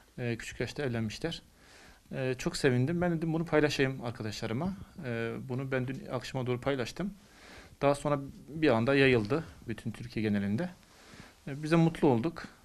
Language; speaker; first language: Turkish; non-native, local second language; Kurdish